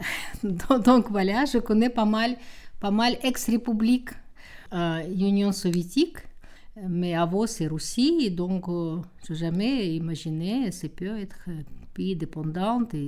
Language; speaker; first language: French; non-native, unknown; Russian